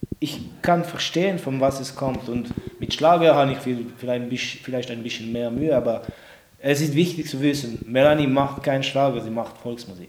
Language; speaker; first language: German; non-native, local second language; French